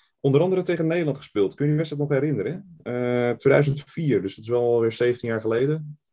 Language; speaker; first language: Dutch; native; Dutch